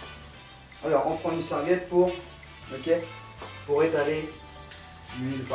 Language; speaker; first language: French; non-native, learner; Spanish